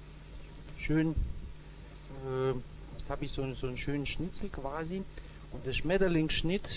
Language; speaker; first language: German; native; German